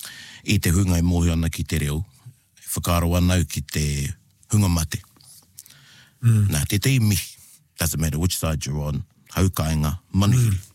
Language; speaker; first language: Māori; non-native, local second language; English